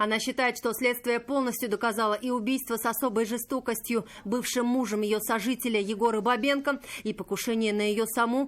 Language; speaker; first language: Russian; native; Russian